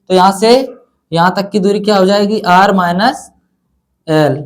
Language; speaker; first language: Hindi; native; Hindi